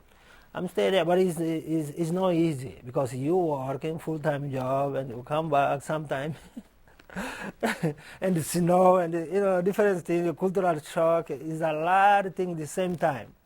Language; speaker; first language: English; non-native, learner; Portuguese